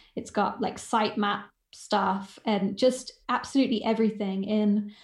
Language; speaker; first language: English; native; English